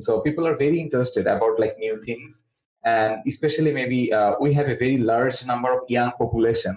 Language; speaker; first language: English; non-native, local second language; Bangla